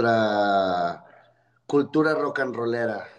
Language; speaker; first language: Spanish; native; Spanish